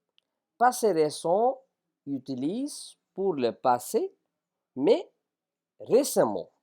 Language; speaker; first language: French; non-native, fluent; Hindi